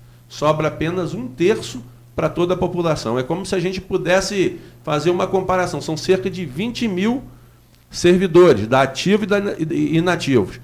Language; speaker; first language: Portuguese; native; Portuguese